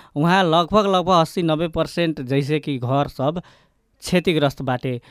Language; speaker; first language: Bhojpuri; native; Bhojpuri